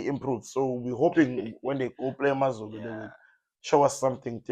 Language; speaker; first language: English; non-native, local second language; Zulu